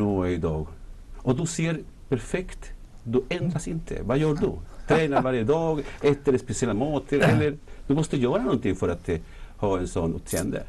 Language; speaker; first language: Swedish; non-native, fluent; Spanish